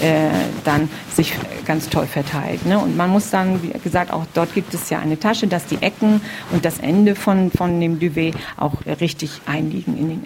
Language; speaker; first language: German; native; German